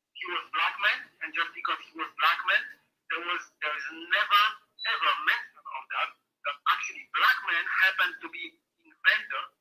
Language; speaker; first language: English; non-native, fluent; Polish